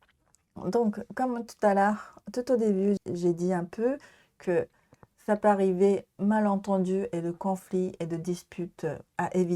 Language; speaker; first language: French; non-native, learner; Japanese